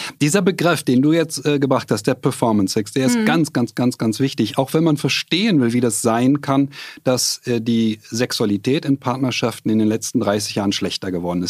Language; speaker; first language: German; native; German